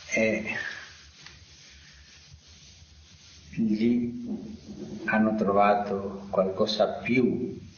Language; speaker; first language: Italian; non-native, fluent; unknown